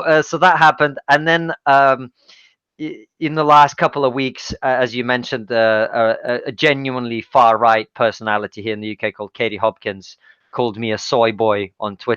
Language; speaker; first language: English; non-native, fluent; Russian